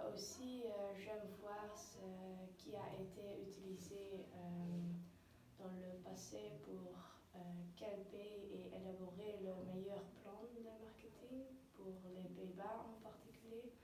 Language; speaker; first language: French; non-native, learner; Dutch